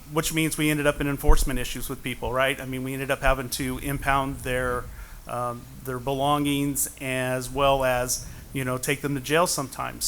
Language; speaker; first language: English; native; English